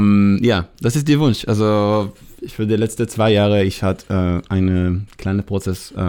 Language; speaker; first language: German; non-native, learner; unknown